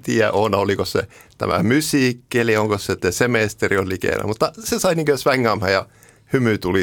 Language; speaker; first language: Finnish; native; Finnish